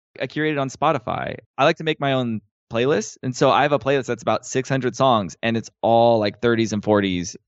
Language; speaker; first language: English; native; English